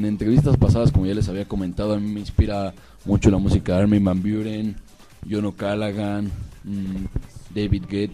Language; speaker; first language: Spanish; native; Spanish